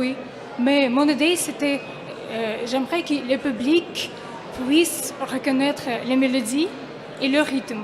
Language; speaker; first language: French; non-native, fluent; Russian